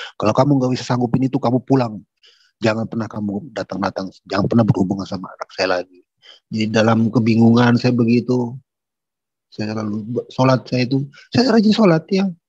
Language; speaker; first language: Indonesian; native; Indonesian